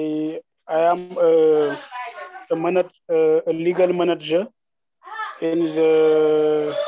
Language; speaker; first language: English; non-native, learner; French